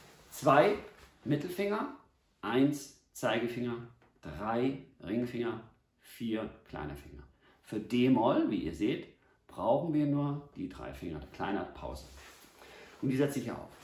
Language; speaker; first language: German; native; German